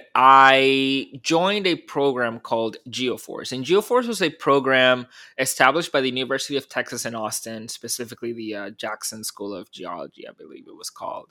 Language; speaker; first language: English; early bilingual, other home language; Spanish